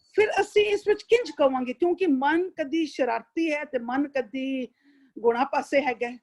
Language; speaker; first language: Hindi; non-native, local second language; Punjabi